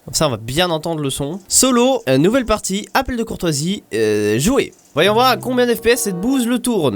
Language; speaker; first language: French; native; French